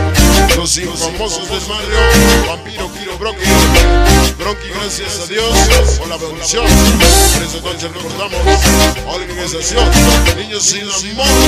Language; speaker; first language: Spanish; native; Spanish